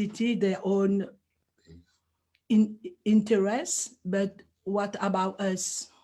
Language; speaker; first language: English; non-native, learner; Morisyen